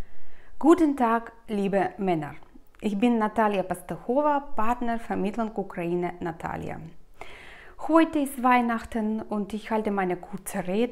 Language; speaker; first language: German; non-native, fluent; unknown